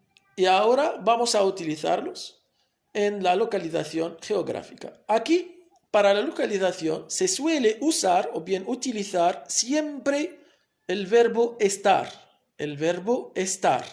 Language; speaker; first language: Spanish; non-native, fluent; Arabic